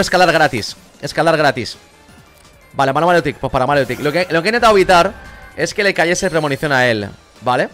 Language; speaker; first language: Spanish; native; Spanish